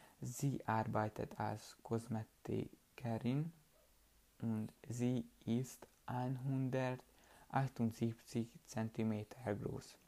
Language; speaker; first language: German; non-native, learner; Hungarian